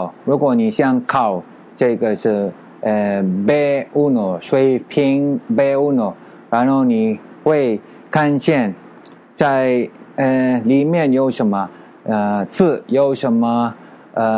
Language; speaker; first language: Chinese; non-native, learner; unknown